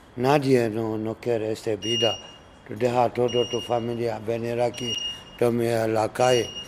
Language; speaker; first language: Spanish; non-native, learner; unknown